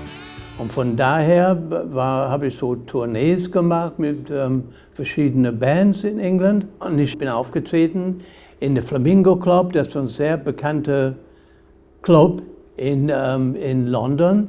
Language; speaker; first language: German; non-native, fluent; English